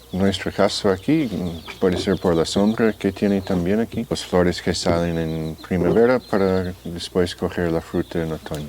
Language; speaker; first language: Spanish; non-native, fluent; English